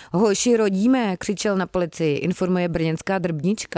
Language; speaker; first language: Czech; native; Czech